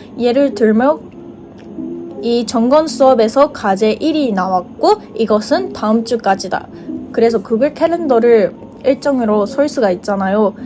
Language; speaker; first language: Korean; non-native, fluent; Japanese